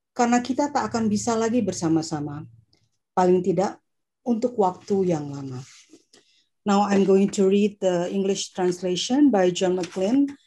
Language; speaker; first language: English; non-native, fluent; Indonesian